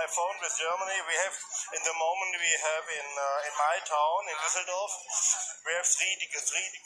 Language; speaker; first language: English; non-native, learner; German